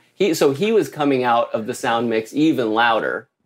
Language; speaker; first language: English; native; English